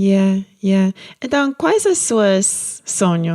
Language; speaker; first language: Portuguese; non-native, learner; English